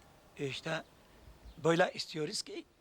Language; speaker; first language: Turkish; non-native, local second language; Turoyo